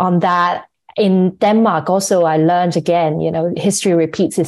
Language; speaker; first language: English; non-native, local second language; Cantonese